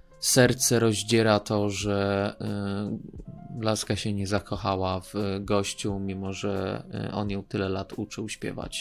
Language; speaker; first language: Polish; native; Polish